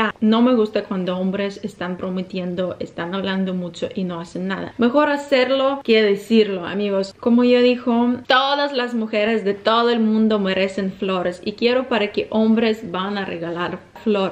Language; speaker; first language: Spanish; non-native, fluent; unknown